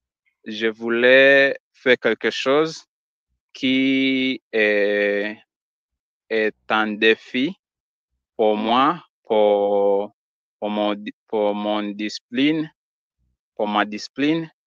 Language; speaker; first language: French; non-native, learner; Swahili